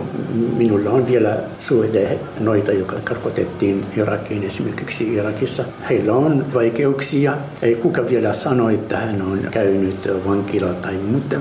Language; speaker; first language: Finnish; non-native, learner; Arabic